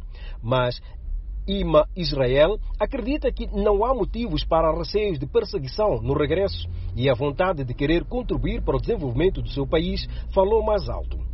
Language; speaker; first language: Portuguese; non-native, local second language; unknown